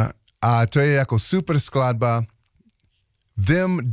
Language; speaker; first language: Czech; non-native, learner; English